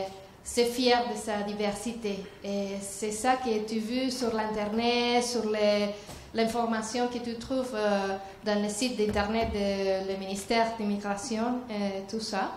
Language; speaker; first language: French; non-native, learner; Spanish